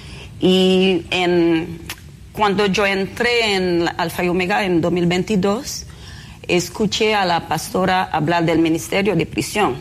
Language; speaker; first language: Spanish; non-native, fluent; Haitian Creole